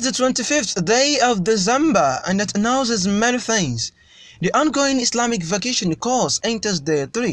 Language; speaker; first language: English; non-native, local second language; Yoruba